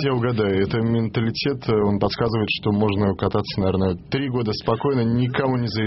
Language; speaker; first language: Russian; native; Russian